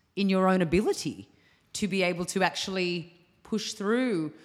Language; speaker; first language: English; native; English